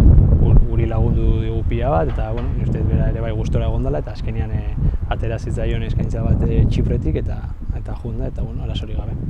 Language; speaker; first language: Basque; non-native, local second language; Spanish